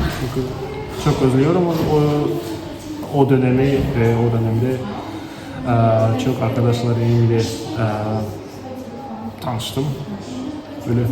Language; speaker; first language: Turkish; non-native, learner; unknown